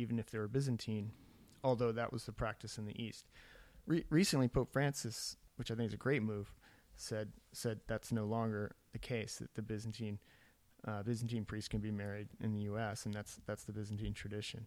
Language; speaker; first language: English; native; English